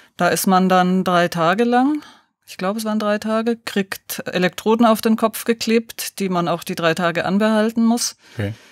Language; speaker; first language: German; native; German